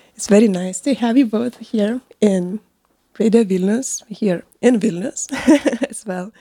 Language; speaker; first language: English; non-native, fluent; Lithuanian